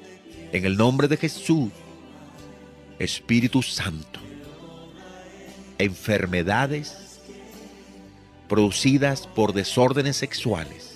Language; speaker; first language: Spanish; native; Spanish